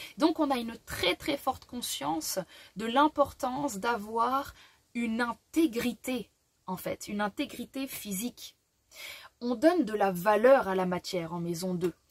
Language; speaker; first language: French; native; French